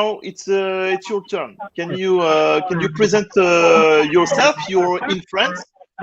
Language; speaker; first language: English; non-native, fluent; French